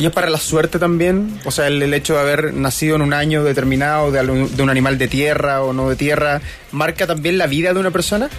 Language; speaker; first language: Spanish; native; Spanish